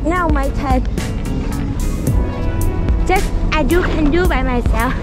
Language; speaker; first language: English; non-native, learner; Vietnamese